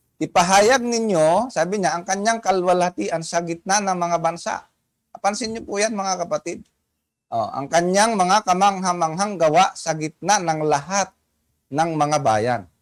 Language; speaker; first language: Filipino; native; Filipino